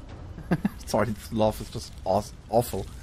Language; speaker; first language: English; non-native, fluent; German